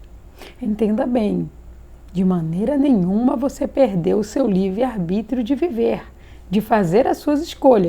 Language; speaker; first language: Portuguese; native; Portuguese